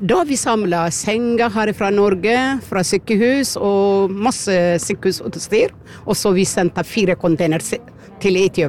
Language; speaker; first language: Norwegian; non-native, fluent; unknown